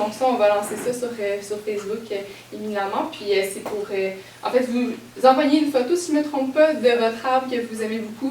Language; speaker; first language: French; native; French